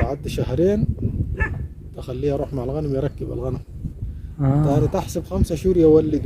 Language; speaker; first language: Arabic; native; Arabic